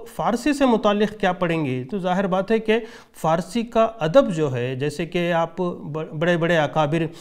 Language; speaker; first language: Urdu; native; Urdu